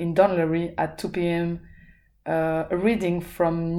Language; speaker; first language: English; non-native, fluent; French